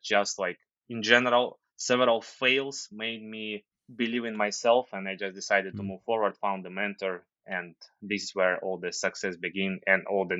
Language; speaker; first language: English; non-native, fluent; Ukrainian